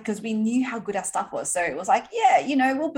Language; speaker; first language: English; native; English